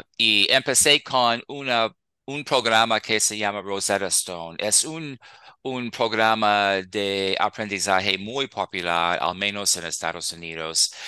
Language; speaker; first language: Spanish; non-native, fluent; English